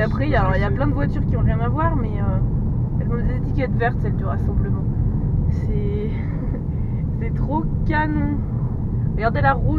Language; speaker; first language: French; native; French